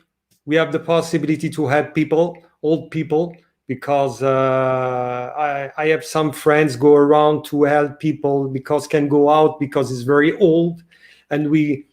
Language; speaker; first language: English; non-native, learner; French